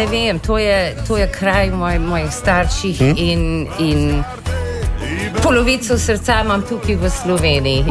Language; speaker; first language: Slovenian; early bilingual, heritage; Slovenian